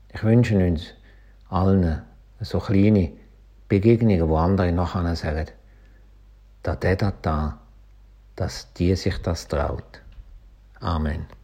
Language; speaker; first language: German; native; German